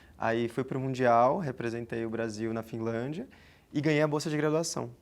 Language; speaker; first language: Portuguese; native; Portuguese